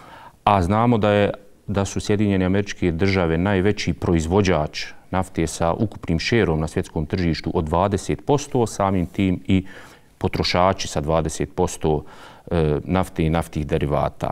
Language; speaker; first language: Serbian; native; Serbian